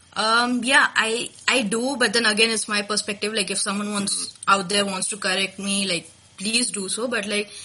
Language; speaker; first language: English; non-native, local second language; Telugu